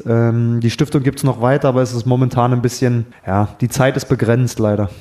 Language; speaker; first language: German; native; German